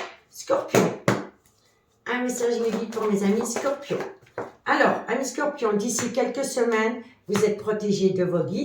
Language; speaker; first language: French; native; French